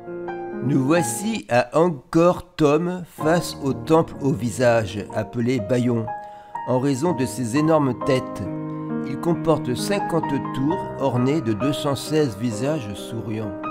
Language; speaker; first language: French; native; French